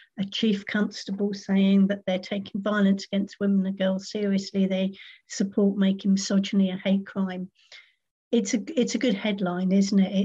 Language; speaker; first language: English; native; English